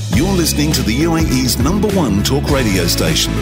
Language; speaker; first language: English; non-native, fluent; Ukrainian